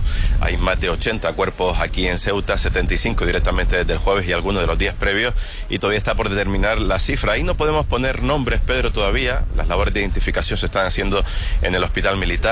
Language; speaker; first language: Spanish; native; Spanish